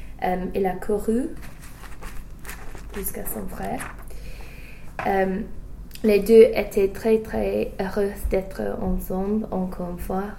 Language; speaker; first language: French; non-native, learner; English